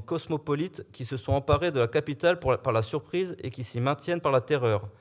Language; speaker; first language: French; native; French